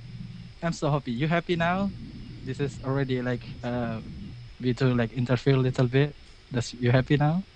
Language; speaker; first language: English; non-native, learner; Indonesian